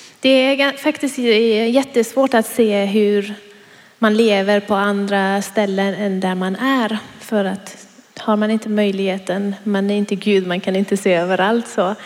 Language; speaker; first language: Swedish; non-native, fluent; Persian